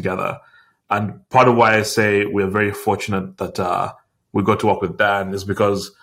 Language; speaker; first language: English; non-native, local second language; Ganda